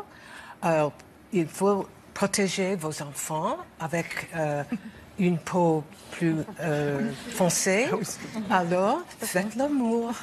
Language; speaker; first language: French; non-native, learner; English